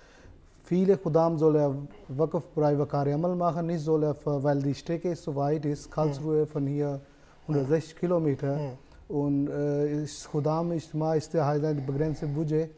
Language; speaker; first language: German; non-native, learner; Urdu